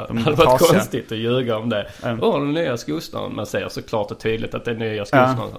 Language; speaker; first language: Swedish; native; Swedish